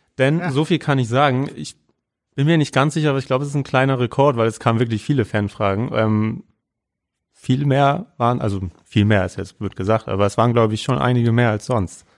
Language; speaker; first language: German; native; German